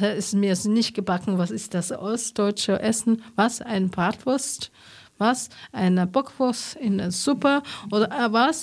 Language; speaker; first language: German; non-native, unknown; Chinese